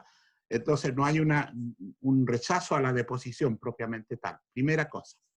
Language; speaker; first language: Spanish; native; Spanish